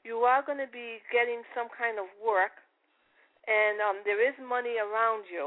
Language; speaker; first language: English; early bilingual, other home language; Italian